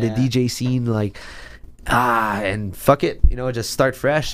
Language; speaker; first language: English; non-native, fluent; French